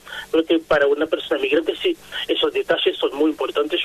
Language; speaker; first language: Spanish; non-native, fluent; Haitian Creole